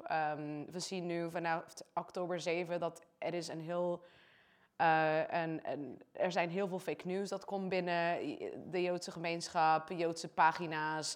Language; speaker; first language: Dutch; non-native, fluent; Portuguese